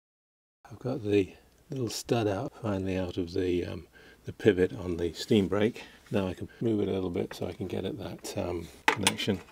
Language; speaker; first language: English; native; English